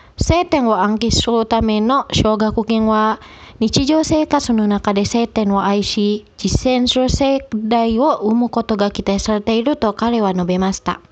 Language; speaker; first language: Japanese; non-native, fluent; Indonesian